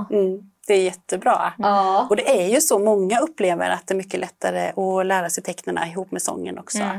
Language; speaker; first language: Swedish; native; Swedish